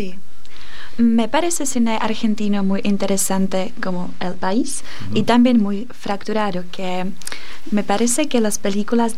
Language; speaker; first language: Spanish; non-native, fluent; Czech